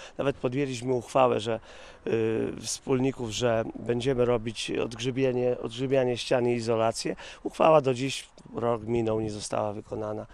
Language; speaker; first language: Polish; native; Polish